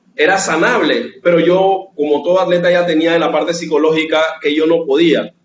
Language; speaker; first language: Spanish; native; Spanish